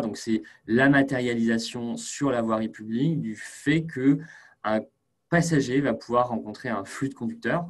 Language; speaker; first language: French; native; French